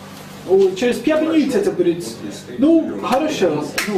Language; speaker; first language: Russian; non-native, learner; English